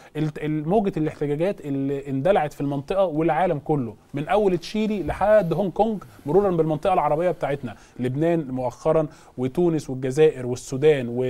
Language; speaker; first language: Arabic; native; Arabic